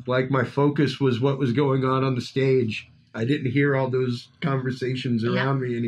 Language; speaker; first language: English; native; English